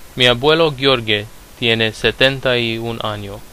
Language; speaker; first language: Spanish; non-native, fluent; Romanian